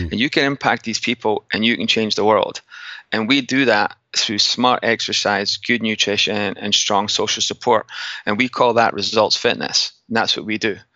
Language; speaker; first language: English; native; English